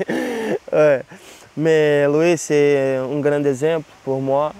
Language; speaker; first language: French; non-native, learner; Portuguese